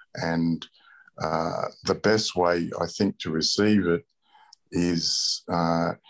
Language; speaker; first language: English; native; English